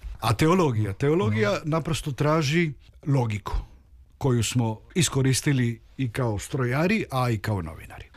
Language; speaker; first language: Croatian; early bilingual, heritage; Croatian